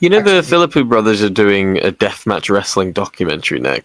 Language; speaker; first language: English; native; English